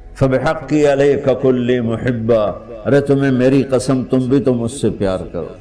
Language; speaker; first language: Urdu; non-native, local second language; Punjabi